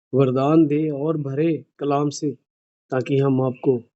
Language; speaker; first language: Hindi; non-native, local second language; Punjabi